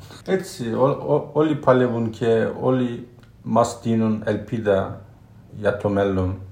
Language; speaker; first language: Greek; non-native, learner; Turkish